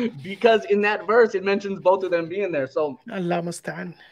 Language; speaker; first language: English; native; English